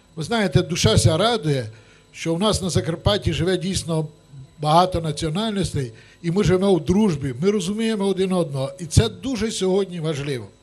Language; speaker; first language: Ukrainian; native; Ukrainian